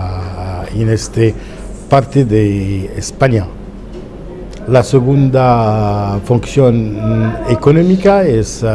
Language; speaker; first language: Spanish; non-native, fluent; Arabic